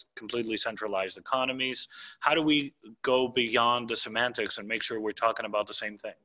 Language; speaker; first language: English; non-native, fluent; Greek